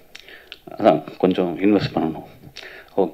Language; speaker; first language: Tamil; native; Tamil